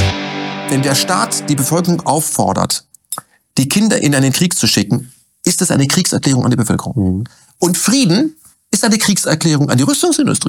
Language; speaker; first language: German; native; German